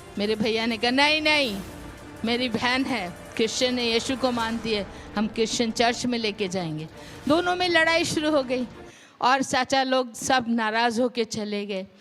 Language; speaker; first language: Hindi; non-native, local second language; Punjabi